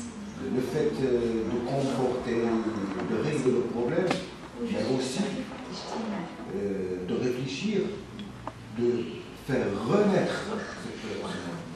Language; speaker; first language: French; non-native, learner; Portuguese